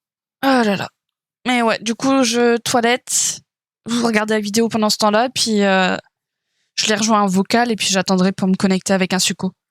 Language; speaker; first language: French; native; French